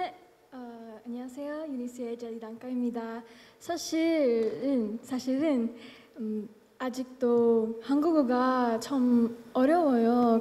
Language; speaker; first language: Korean; non-native, learner; Filipino